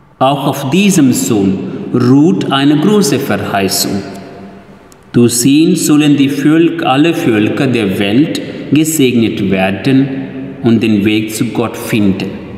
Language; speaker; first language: German; non-native, fluent; Telugu